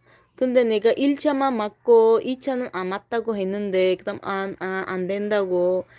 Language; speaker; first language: Korean; non-native, fluent; Tajik